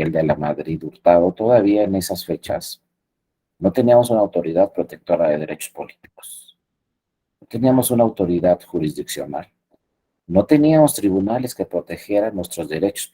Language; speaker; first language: Spanish; native; Spanish